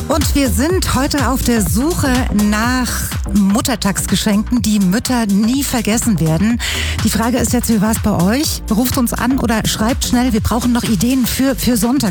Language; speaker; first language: German; native; German